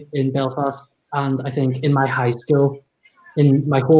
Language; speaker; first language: English; native; English